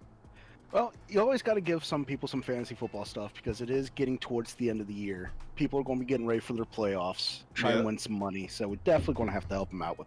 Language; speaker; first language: English; native; English